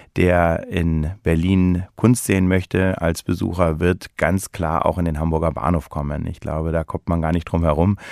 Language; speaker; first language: German; native; German